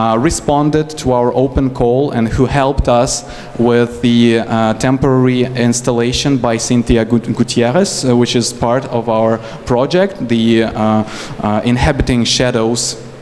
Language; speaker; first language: English; non-native, fluent; Ukrainian